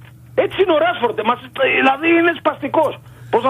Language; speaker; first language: Greek; native; Greek